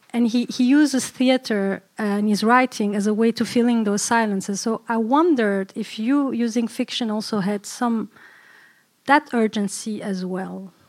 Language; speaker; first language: English; early bilingual, other home language; Turkish